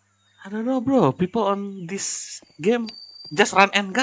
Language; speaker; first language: English; non-native, learner; Sundanese